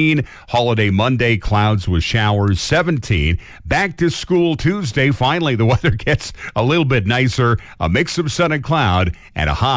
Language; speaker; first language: English; native; English